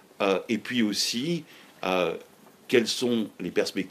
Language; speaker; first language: French; native; French